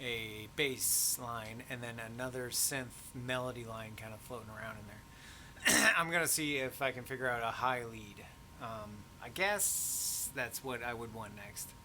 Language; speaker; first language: English; native; English